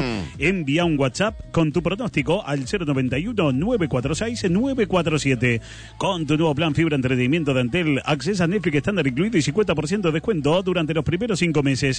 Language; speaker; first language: Spanish; native; Spanish